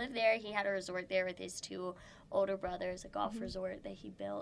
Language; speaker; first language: English; native; English